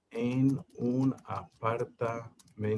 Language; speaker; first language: Spanish; non-native, fluent; English